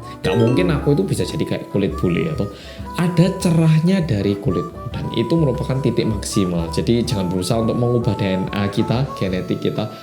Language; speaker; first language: Indonesian; non-native, fluent; Korean